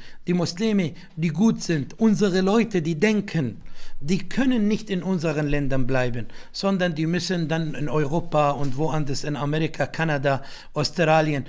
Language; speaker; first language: German; non-native, fluent; Arabic